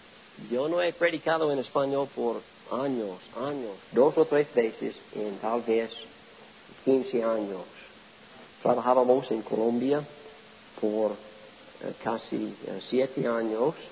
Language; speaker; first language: Spanish; non-native, learner; English